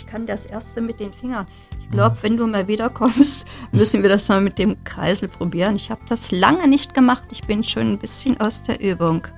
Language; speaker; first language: German; native; German